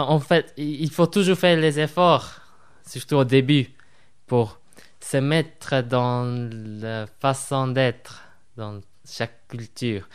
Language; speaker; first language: French; non-native, fluent; Japanese